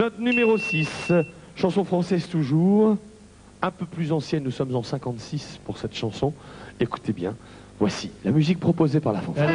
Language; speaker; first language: French; native; French